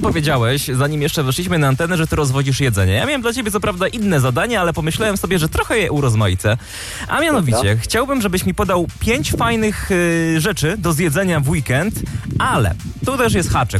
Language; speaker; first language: Polish; native; Polish